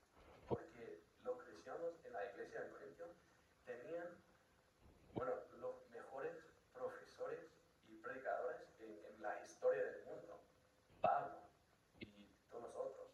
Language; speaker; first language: Spanish; non-native, fluent; English